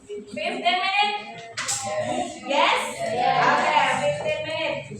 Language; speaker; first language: English; non-native, learner; Indonesian